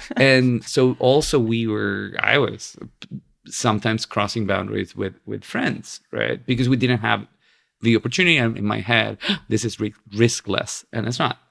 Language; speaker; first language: English; non-native, fluent; Spanish